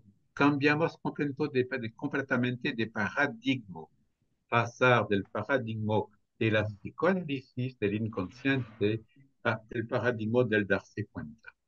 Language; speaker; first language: Spanish; non-native, fluent; French